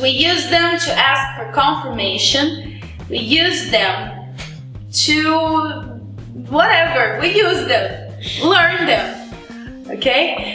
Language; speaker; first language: English; non-native, fluent; Portuguese